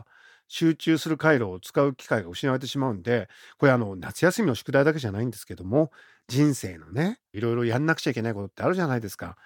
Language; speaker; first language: Japanese; native; Japanese